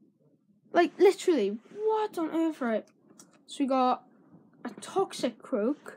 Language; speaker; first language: English; native; English